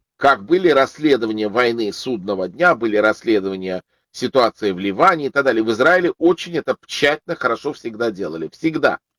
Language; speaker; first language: Russian; native; Russian